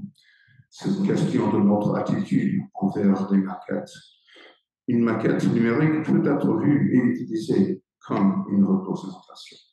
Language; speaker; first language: French; non-native, fluent; English